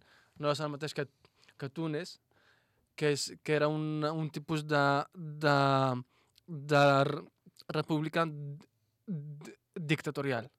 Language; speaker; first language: Catalan; non-native, fluent; Arabic